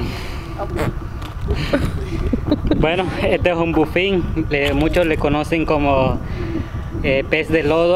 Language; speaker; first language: Spanish; early bilingual, heritage; Spanish